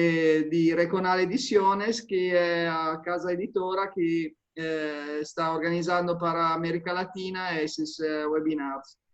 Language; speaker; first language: Portuguese; non-native, fluent; Spanish